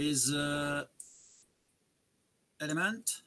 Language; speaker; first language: English; non-native, fluent; French